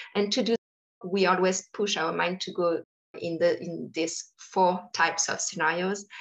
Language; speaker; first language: English; non-native, fluent; French